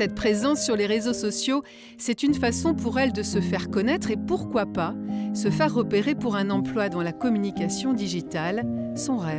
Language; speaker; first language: French; native; French